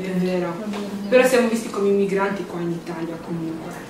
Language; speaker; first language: Italian; early bilingual, other home language; English